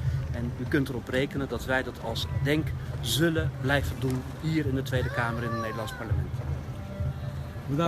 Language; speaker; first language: Dutch; early bilingual, other home language; Turkish